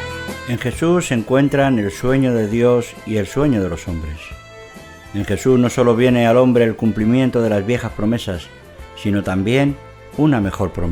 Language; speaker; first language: Spanish; native; Spanish